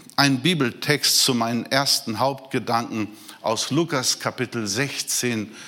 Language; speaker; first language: German; non-native, fluent; Portuguese